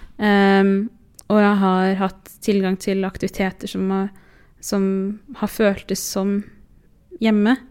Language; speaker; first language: Norwegian; early bilingual, other home language; Tigrinya